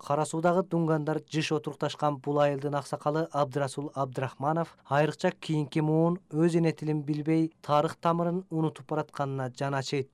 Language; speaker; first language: Kyrgyz; native; Kyrgyz